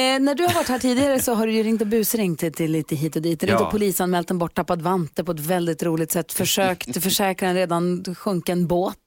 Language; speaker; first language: Swedish; native; Swedish